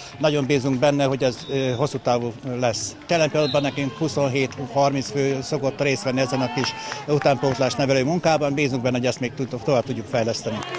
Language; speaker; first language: Hungarian; native; Hungarian